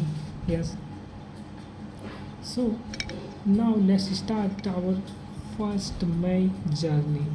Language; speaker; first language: English; non-native, learner; Hindi